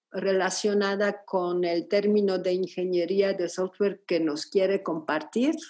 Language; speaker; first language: Spanish; non-native, fluent; Polish